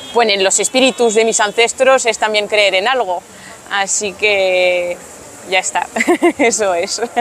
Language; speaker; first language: Spanish; non-native, fluent; French